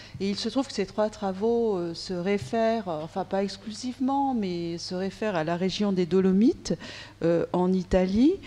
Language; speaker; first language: French; native; French